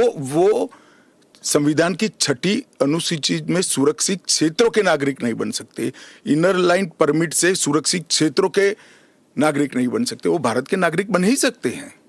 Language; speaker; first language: Hindi; non-native, local second language; Gujarati